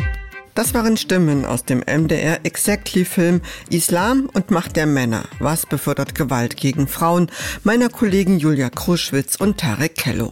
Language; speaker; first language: German; native; German